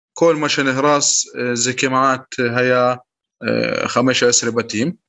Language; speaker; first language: Hebrew; non-native, local second language; Arabic